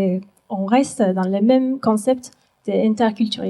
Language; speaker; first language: French; non-native, learner; Turkish